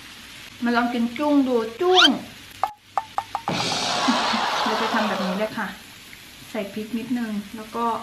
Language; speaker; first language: Thai; native; Thai